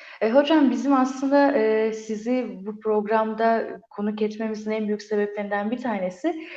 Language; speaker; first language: Turkish; native; Turkish